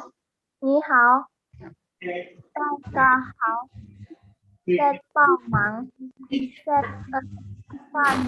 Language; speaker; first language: Chinese; non-native, learner; Indonesian